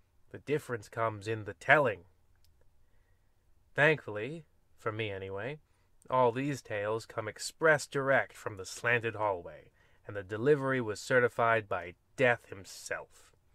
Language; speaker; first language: English; native; English